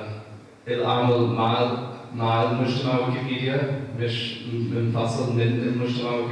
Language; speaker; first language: Arabic; non-native, fluent; English